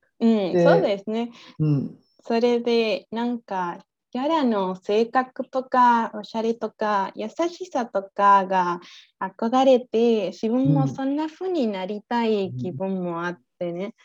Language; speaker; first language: Japanese; non-native, learner; Spanish